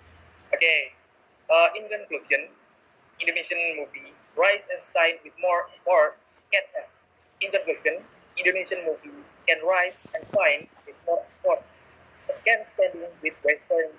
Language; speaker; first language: English; non-native, learner; Indonesian